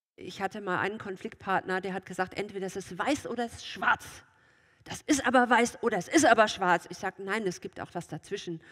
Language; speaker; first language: German; native; German